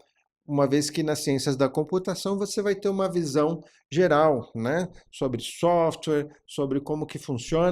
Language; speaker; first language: Portuguese; native; Portuguese